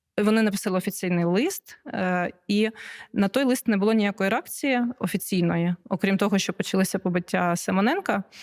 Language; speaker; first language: Ukrainian; non-native, local second language; Russian